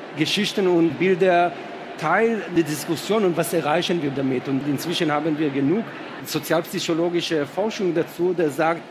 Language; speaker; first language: German; non-native, fluent; Hebrew